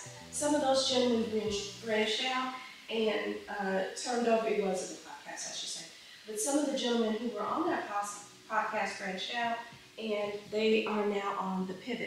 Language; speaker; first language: English; native; English